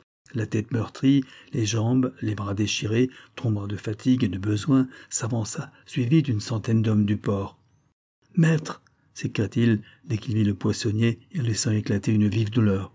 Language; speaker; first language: French; native; French